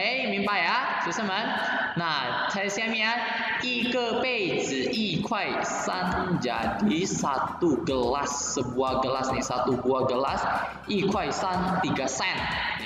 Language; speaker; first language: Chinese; non-native, fluent; Indonesian